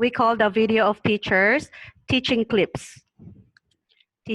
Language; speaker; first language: English; non-native, learner; Thai